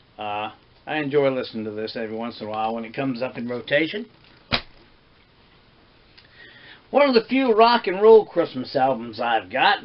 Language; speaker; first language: English; native; English